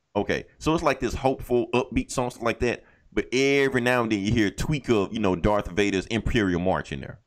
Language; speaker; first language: English; native; English